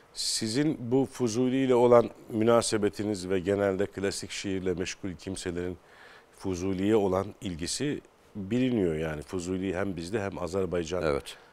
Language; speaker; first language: Turkish; native; Turkish